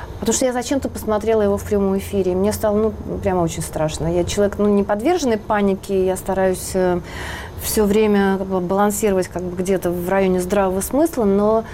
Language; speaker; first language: Russian; native; Russian